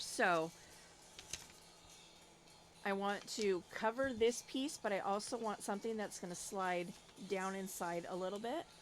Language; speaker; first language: English; native; English